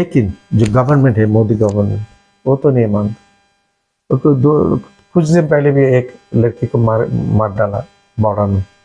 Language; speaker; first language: Hindi; non-native, learner; Bangla